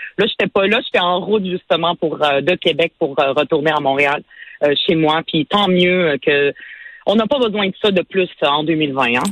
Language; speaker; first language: French; early bilingual, other home language; Arabic